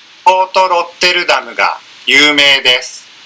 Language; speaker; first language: Japanese; non-native, learner; Indonesian